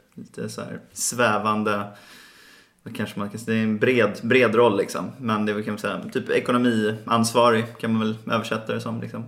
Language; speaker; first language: Swedish; native; Swedish